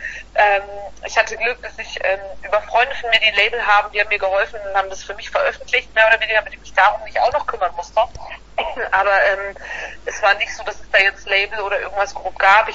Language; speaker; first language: German; native; German